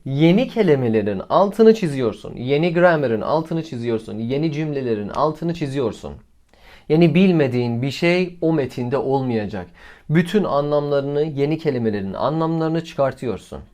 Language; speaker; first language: Turkish; non-native, fluent; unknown